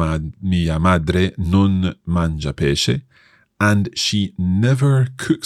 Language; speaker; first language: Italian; non-native, fluent; English